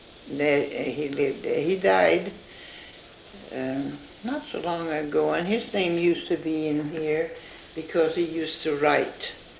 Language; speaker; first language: English; non-native, fluent; Swedish